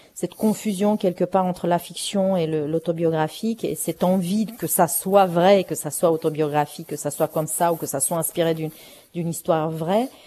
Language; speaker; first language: French; non-native, fluent; Romanian